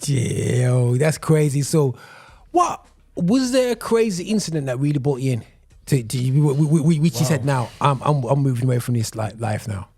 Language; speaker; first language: English; native; English